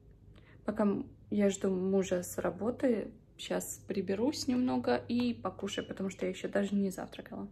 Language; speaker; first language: Russian; early bilingual, heritage; Russian